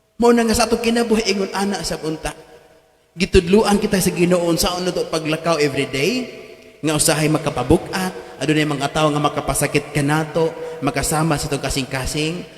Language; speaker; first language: Cebuano; native; Cebuano